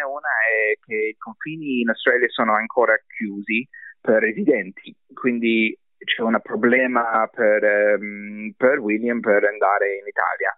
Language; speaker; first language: Italian; non-native, fluent; English